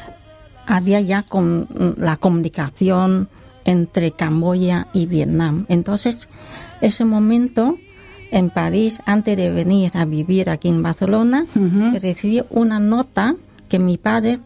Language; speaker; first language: Spanish; non-native, learner; Khmer